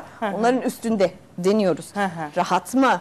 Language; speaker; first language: Turkish; non-native, fluent; Spanish